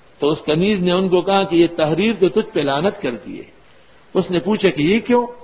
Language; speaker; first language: Urdu; non-native, local second language; Pashto